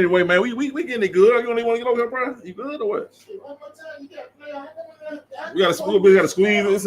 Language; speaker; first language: English; native; English